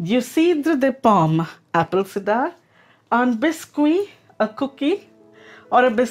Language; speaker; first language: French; non-native, fluent; Telugu